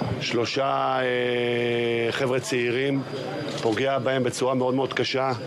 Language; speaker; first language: Hebrew; native; Hebrew